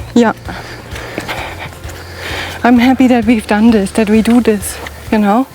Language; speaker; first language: English; non-native, learner; German